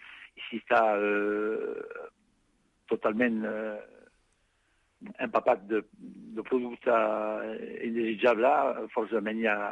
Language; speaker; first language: Catalan; non-native, fluent; French